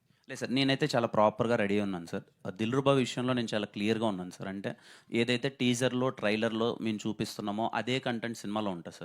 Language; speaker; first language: Telugu; native; Telugu